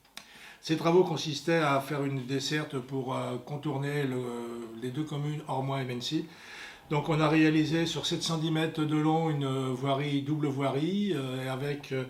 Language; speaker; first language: French; native; French